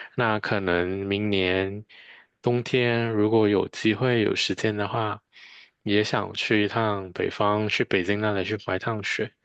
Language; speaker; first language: Chinese; native; Chinese